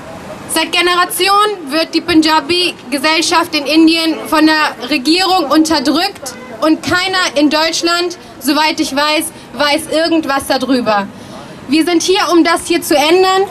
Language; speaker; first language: German; early bilingual, other home language; Punjabi